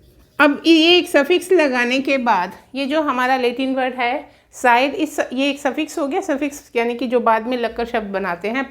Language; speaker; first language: Hindi; native; Hindi